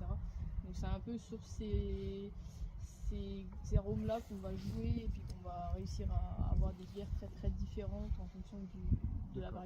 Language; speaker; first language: French; native; French